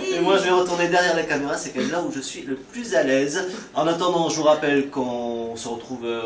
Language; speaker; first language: French; native; French